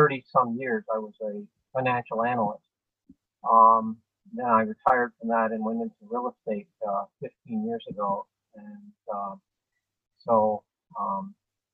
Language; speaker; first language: English; native; English